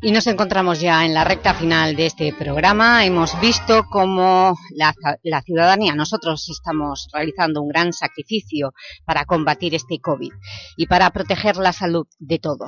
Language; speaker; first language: Spanish; native; Spanish